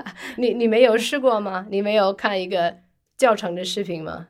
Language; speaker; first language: Chinese; non-native, fluent; English